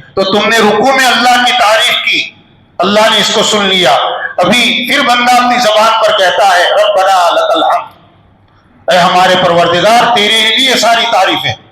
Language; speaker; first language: Urdu; non-native, local second language; Gujarati